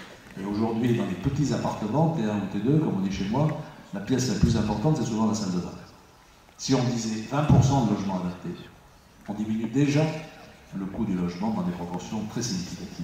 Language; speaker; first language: French; native; French